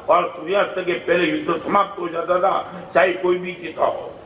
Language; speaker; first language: Hindi; non-native, local second language; Gujarati